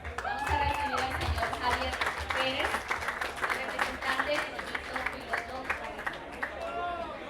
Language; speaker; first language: Spanish; native; Spanish